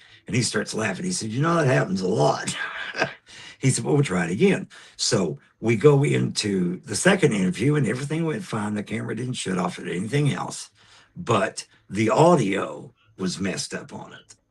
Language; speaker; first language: English; native; English